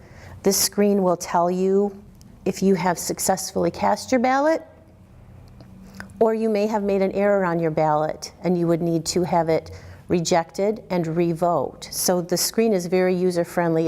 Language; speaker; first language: English; native; English